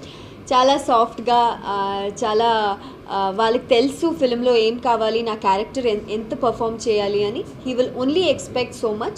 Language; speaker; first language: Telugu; non-native, local second language; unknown